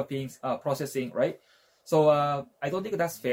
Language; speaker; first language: English; non-native, fluent; Japanese